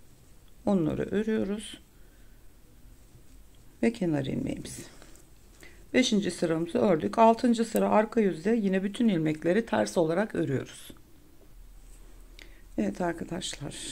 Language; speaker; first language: Turkish; native; Turkish